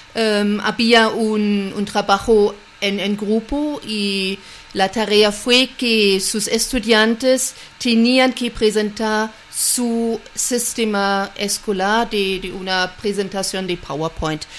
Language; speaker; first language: Spanish; non-native, fluent; German